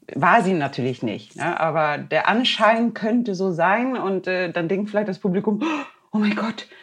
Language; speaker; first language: German; non-native, fluent; Swedish